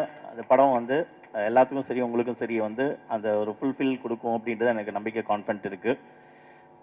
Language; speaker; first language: Tamil; native; Tamil